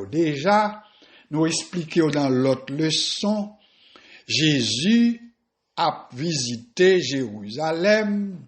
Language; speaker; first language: French; non-native, local second language; Haitian Creole